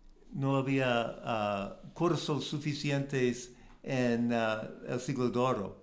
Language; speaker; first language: Spanish; non-native, learner; English